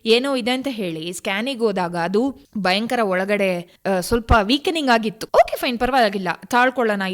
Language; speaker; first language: Kannada; non-native, local second language; Tulu